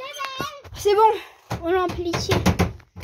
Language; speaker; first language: French; native; French